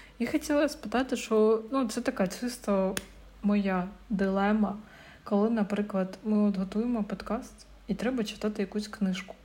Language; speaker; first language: Ukrainian; native; Ukrainian